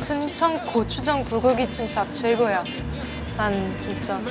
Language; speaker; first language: Korean; non-native, fluent; French